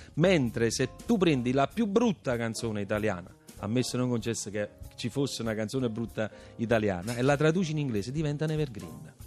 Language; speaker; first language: Italian; native; Italian